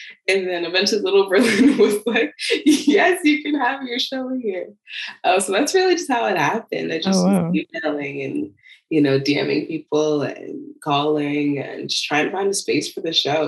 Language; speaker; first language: English; native; English